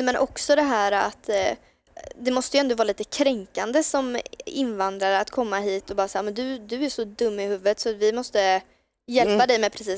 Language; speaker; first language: Swedish; native; Swedish